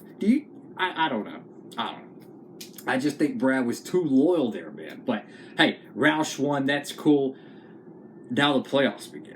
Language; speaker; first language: English; native; English